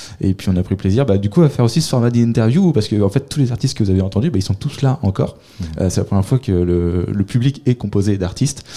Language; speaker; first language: French; native; French